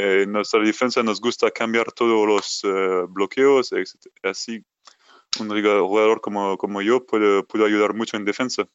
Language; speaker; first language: Spanish; non-native, fluent; French